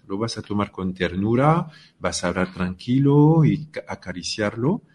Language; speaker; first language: Spanish; non-native, fluent; French